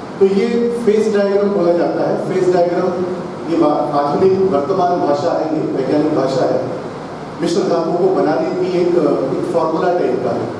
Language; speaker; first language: Hindi; non-native, local second language; Tamil